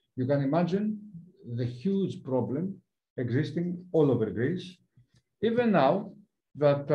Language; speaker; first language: English; non-native, fluent; Italian